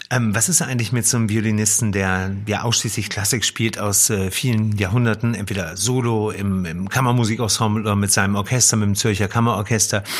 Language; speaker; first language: German; native; German